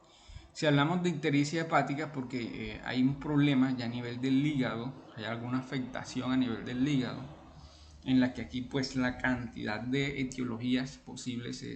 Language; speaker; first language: Spanish; native; Spanish